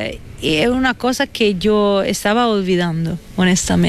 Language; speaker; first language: Spanish; non-native, fluent; Italian